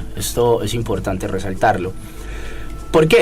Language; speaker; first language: Spanish; native; Spanish